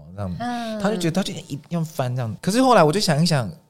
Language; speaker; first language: Chinese; native; Chinese